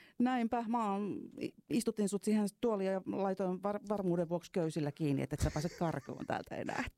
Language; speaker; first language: Finnish; native; Finnish